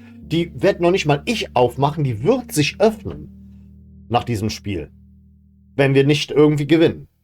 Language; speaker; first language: German; native; German